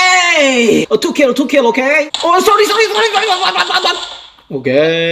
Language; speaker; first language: English; non-native, learner; Korean